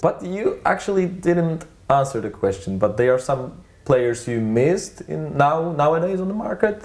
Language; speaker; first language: English; non-native, fluent; Polish